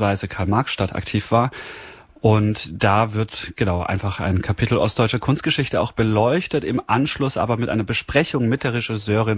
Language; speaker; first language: German; native; German